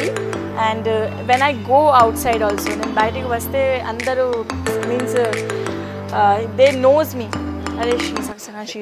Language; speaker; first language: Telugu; non-native, local second language; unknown